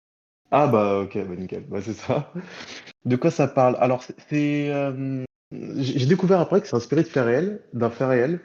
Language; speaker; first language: French; native; French